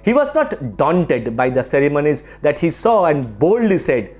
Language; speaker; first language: English; non-native, local second language; Bangla